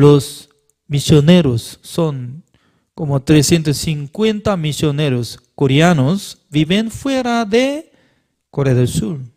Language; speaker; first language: Spanish; non-native, learner; Korean